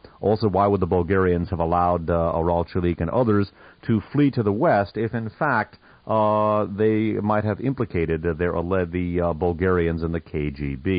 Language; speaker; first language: English; native; English